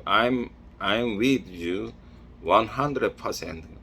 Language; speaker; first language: English; non-native, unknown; Korean